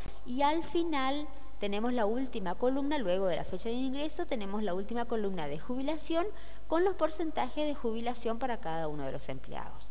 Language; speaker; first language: Spanish; native; Spanish